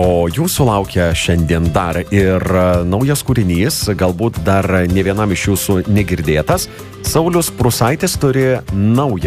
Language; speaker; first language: Lithuanian; native; Lithuanian